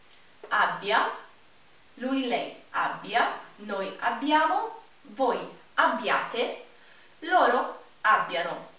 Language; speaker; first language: Italian; non-native, fluent; Portuguese